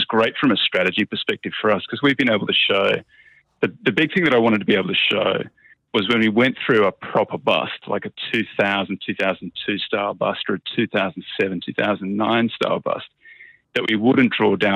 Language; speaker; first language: English; native; English